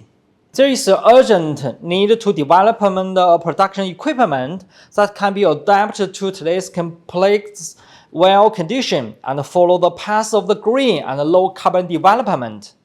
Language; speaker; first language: English; non-native, fluent; Chinese